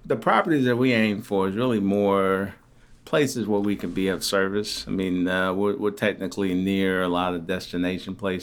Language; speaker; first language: English; early bilingual, other home language; Haitian Creole